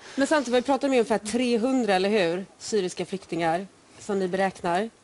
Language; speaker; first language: Swedish; native; Swedish